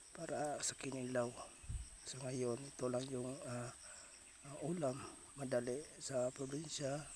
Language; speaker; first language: Filipino; non-native, local second language; Cebuano